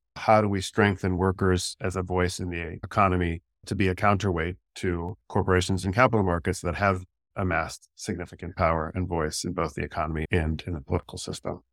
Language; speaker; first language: English; native; English